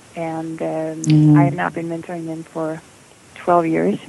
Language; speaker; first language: English; non-native, fluent; Danish